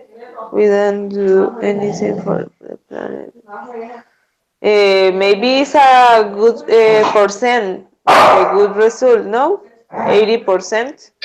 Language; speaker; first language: English; non-native, learner; Spanish